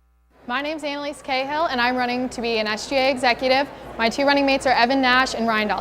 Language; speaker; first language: English; native; English